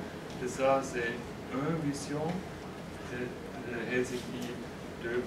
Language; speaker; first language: French; non-native, fluent; German